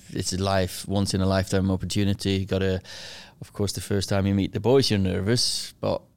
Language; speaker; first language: English; non-native, fluent; Norwegian